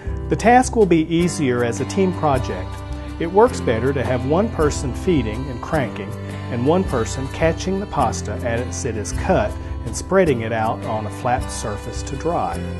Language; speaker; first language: English; native; English